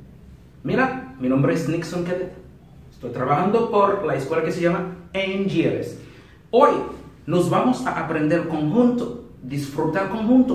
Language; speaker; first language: Spanish; non-native, learner; Haitian Creole